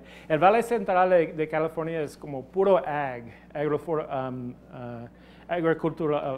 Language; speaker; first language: Spanish; non-native, fluent; English